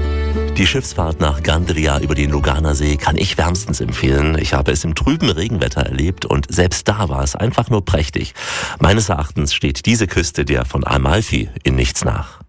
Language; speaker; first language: German; native; German